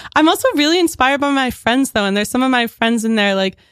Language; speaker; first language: English; native; English